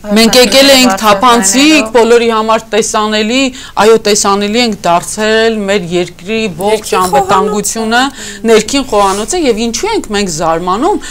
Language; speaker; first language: Armenian; native; Armenian